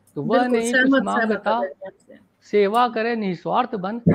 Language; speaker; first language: Hindi; native; Hindi